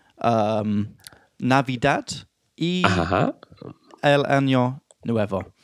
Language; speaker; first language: Spanish; non-native, learner; English